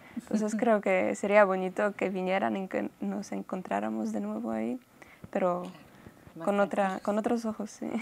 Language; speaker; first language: Spanish; non-native, fluent; Polish